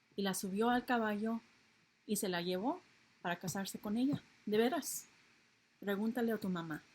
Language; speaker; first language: Spanish; early bilingual, heritage; Spanish